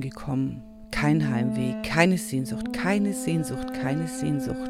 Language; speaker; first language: German; native; German